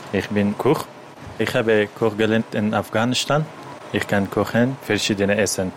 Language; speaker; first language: German; non-native, learner; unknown